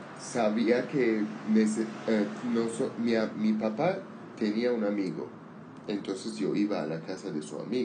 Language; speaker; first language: Spanish; non-native, learner; Armenian